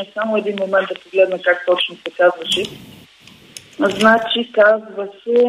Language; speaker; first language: Bulgarian; native; Bulgarian